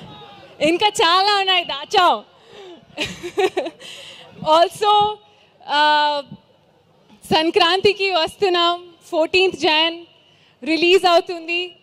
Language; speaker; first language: Telugu; non-native, learner; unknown